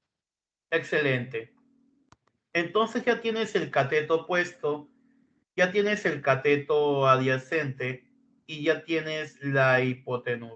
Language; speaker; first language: Spanish; native; Spanish